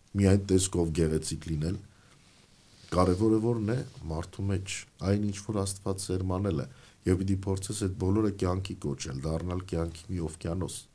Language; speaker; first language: Armenian; native; Armenian